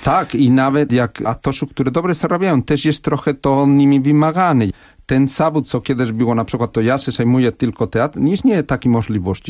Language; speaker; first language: Polish; non-native, fluent; Spanish